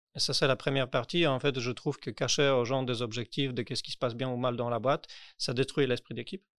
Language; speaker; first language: French; non-native, fluent; Polish